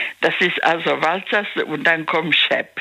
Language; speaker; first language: German; non-native, learner; Czech